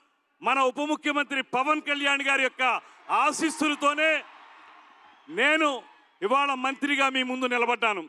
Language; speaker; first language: Telugu; native; Telugu